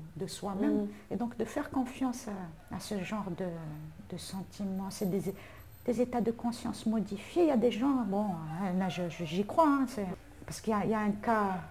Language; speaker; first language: French; non-native, local second language; Arabic